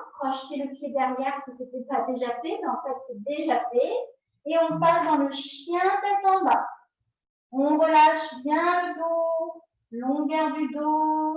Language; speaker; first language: French; native; French